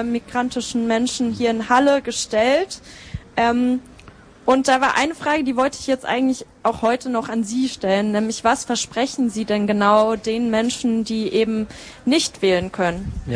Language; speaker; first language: German; native; German